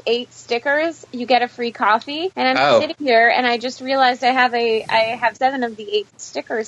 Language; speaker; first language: English; native; English